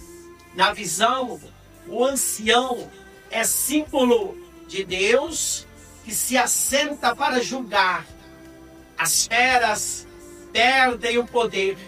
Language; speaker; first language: Portuguese; native; Portuguese